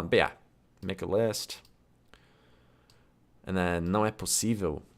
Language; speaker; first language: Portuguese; non-native, fluent; English